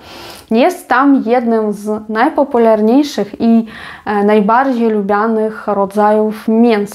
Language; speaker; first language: Polish; non-native, fluent; Ukrainian